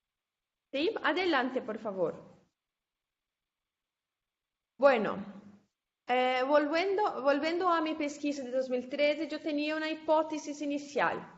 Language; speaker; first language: Spanish; non-native, fluent; Portuguese